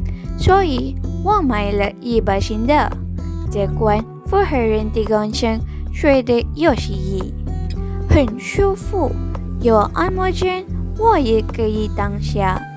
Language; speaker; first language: Chinese; non-native, learner; Malay